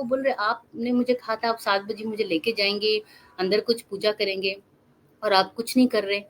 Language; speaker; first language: Hindi; non-native, local second language; Assamese